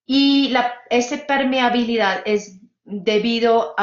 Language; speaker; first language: Spanish; non-native, fluent; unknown